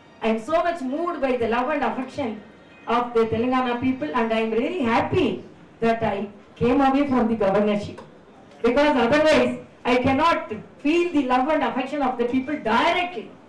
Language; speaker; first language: English; non-native, local second language; Tamil